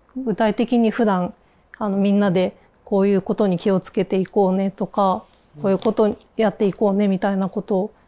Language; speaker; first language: Japanese; native; Japanese